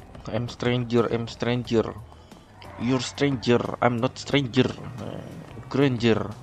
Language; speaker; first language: English; non-native, learner; Indonesian